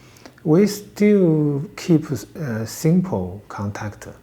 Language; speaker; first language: English; non-native, learner; Chinese